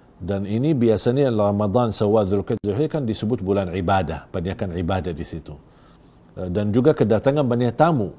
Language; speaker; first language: Indonesian; non-native, fluent; Arabic